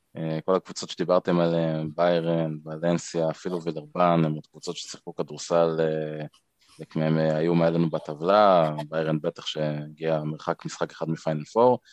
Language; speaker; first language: Hebrew; native; Hebrew